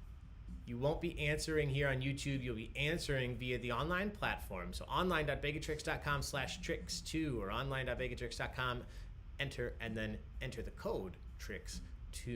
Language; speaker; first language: English; native; English